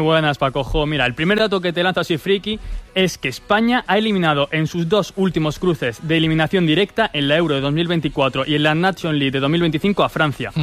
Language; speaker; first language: Spanish; native; Spanish